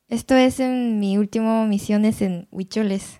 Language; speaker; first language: Spanish; non-native, learner; Japanese